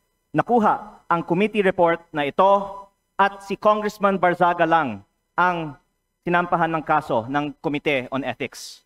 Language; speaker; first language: Filipino; native; Filipino